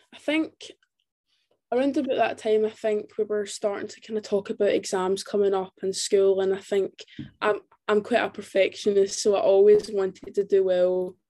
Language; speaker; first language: English; native; English